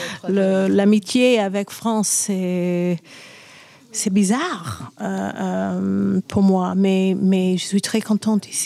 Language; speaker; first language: French; non-native, learner; English